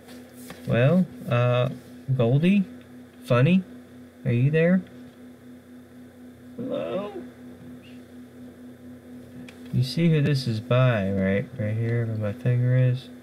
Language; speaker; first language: English; native; English